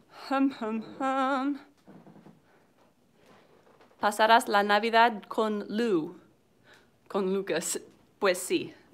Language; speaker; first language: Spanish; non-native, learner; English